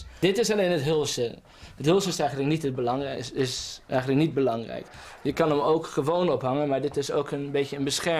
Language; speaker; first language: Dutch; native; Dutch